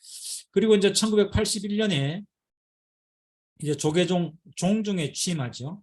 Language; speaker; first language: Korean; native; Korean